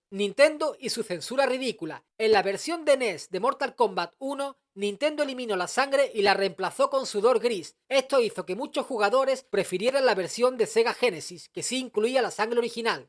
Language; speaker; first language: Spanish; native; Spanish